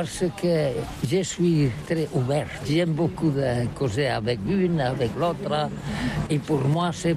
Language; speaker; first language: French; non-native, learner; Catalan